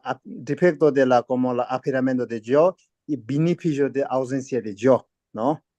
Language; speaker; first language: Spanish; non-native, learner; Tibetan